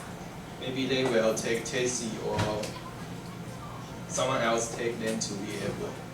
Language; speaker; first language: English; non-native, learner; Chinese